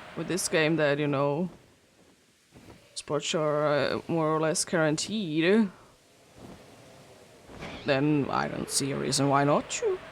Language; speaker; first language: English; non-native, fluent; Finnish